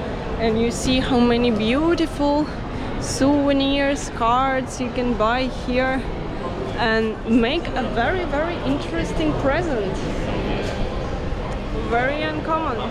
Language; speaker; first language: English; non-native, fluent; Ukrainian